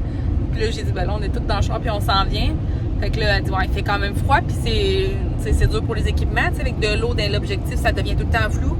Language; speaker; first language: French; native; French